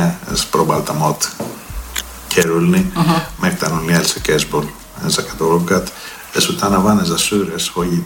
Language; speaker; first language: Hungarian; non-native, learner; Greek